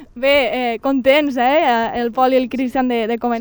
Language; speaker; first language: Catalan; native; Catalan